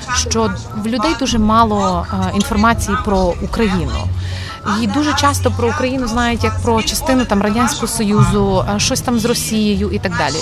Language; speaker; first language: Ukrainian; native; Ukrainian